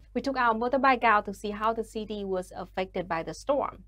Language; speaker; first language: English; non-native, fluent; Vietnamese